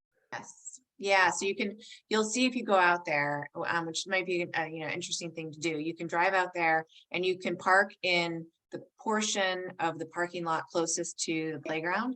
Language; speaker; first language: English; native; English